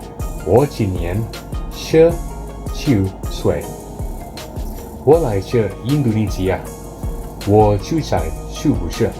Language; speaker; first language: Chinese; non-native, learner; Indonesian